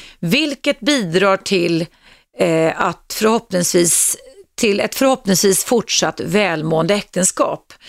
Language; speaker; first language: Swedish; native; Swedish